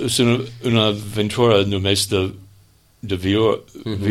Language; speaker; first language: Catalan; non-native, learner; English